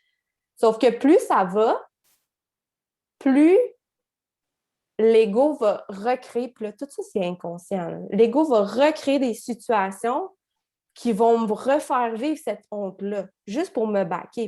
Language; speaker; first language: French; native; French